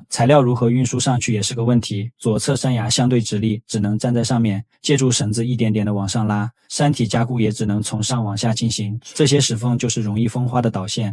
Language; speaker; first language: Chinese; native; Chinese